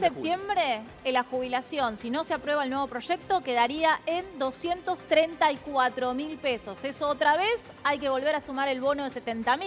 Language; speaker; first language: Spanish; native; Spanish